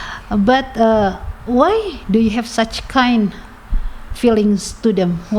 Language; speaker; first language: English; non-native, learner; Indonesian